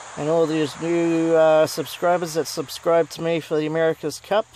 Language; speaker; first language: English; native; English